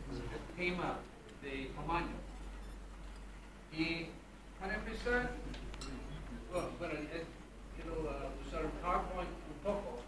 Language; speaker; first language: Spanish; non-native, fluent; English